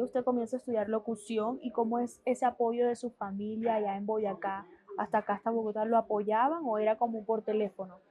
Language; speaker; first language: Spanish; native; Spanish